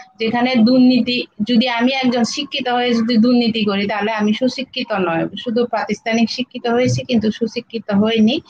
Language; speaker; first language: Bangla; non-native, local second language; Chakma